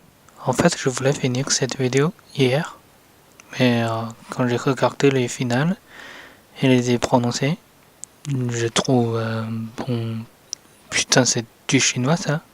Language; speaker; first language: French; non-native, fluent; Chinese